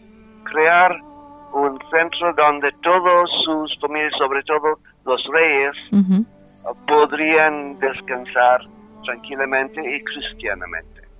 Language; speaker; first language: Spanish; non-native, fluent; English